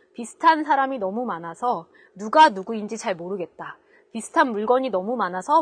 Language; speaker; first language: Korean; native; Korean